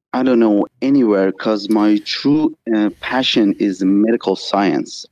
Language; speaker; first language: English; non-native, fluent; Persian